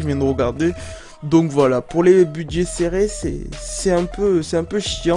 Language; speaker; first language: French; native; French